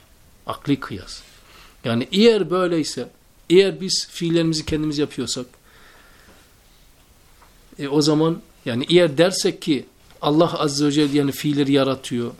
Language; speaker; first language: Turkish; native; Turkish